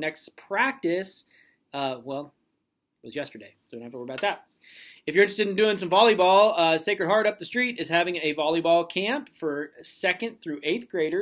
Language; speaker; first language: English; native; English